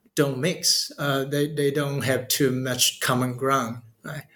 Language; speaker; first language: English; non-native, fluent; Chinese